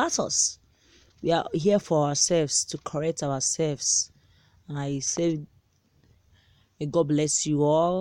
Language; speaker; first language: English; non-native, local second language; Igbo